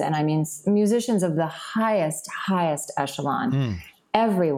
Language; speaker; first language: English; native; English